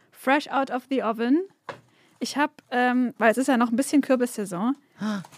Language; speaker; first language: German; native; German